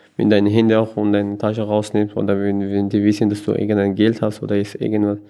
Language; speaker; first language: German; non-native, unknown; Persian